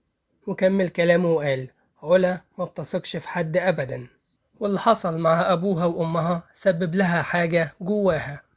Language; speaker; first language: Arabic; native; Arabic